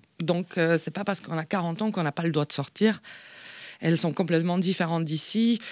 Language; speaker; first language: French; non-native, fluent; Polish